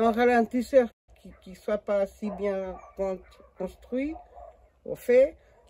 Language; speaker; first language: French; non-native, learner; Portuguese